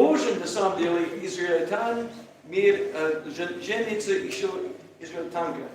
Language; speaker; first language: Russian; non-native, learner; English